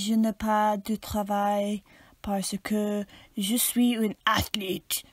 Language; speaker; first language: French; non-native, learner; English